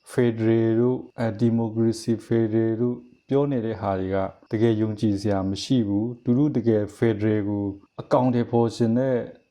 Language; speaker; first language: Burmese; non-native, local second language; Kachin